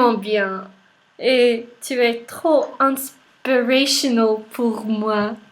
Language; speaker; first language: French; non-native, learner; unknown